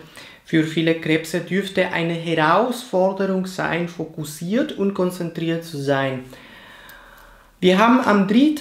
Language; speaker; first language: German; non-native, fluent; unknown